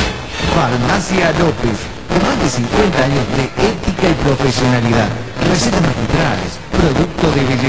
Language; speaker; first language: Spanish; native; Spanish